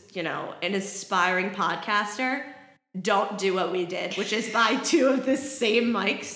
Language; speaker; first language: English; native; English